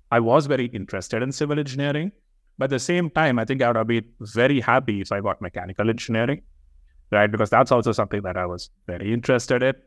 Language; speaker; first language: English; non-native, local second language; Telugu